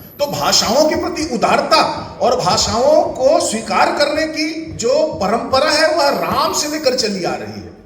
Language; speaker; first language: Hindi; non-native, local second language; Chhattisgarhi